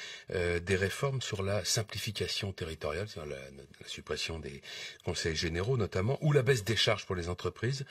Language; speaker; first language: French; native; French